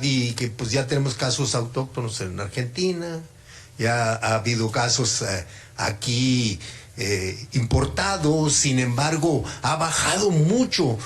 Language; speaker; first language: Spanish; native; Spanish